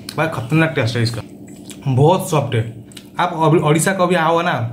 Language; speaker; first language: Hindi; non-native, local second language; Odia